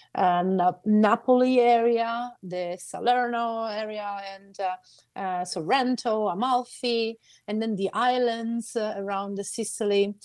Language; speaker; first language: English; non-native, fluent; Sicilian